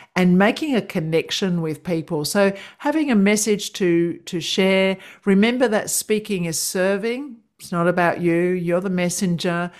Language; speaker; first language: English; native; English